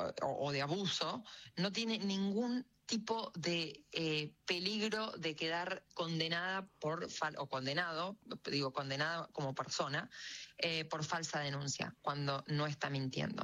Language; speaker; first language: Spanish; native; Spanish